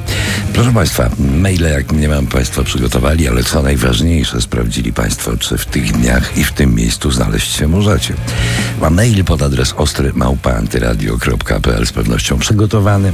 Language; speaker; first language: Polish; native; Polish